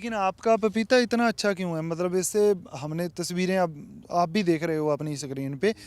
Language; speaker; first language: Hindi; non-native, local second language; Punjabi